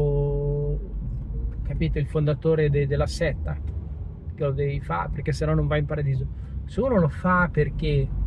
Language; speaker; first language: Italian; native; Italian